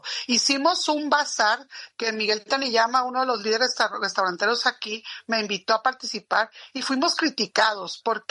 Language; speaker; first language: Spanish; native; Spanish